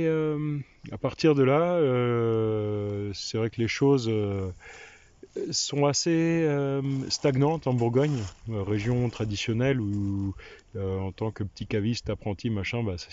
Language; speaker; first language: French; native; French